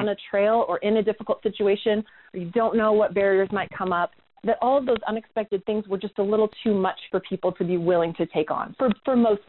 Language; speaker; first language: English; native; English